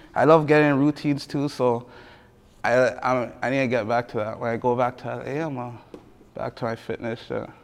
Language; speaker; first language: English; early bilingual, other home language; French